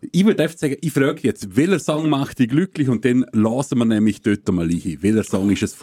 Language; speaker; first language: German; native; German